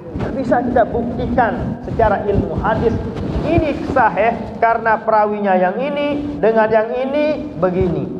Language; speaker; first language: Malay; non-native, local second language; Sasak